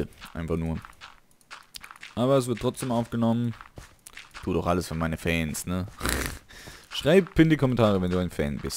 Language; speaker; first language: German; native; German